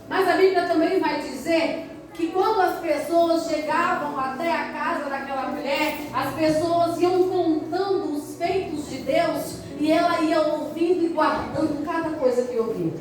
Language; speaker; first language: Portuguese; native; Portuguese